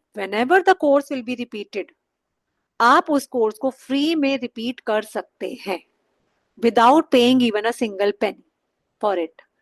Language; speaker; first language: Hindi; native; Hindi